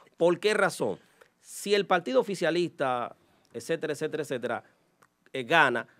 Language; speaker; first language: Spanish; native; Spanish